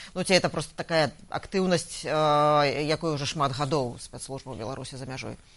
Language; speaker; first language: Belarusian; non-native, local second language; Russian